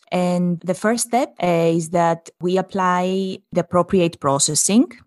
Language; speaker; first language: English; non-native, fluent; Greek